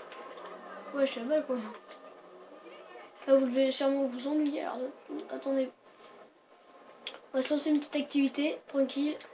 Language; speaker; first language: French; native; French